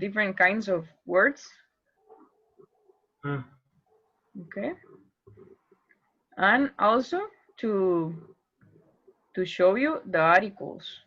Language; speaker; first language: English; non-native, fluent; Spanish